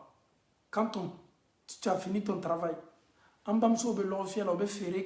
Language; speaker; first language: French; non-native, local second language; Bambara